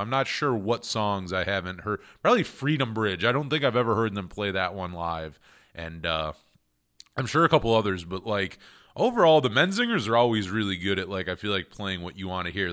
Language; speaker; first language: English; native; English